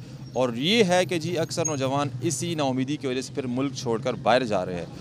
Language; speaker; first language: Urdu; native; Urdu